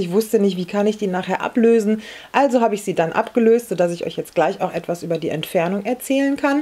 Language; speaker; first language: German; native; German